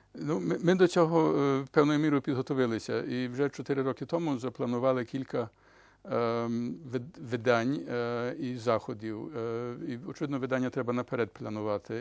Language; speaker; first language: Ukrainian; early bilingual, heritage; Ukrainian